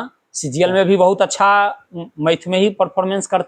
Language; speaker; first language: Hindi; native; Hindi